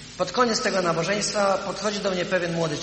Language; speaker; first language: Polish; native; Polish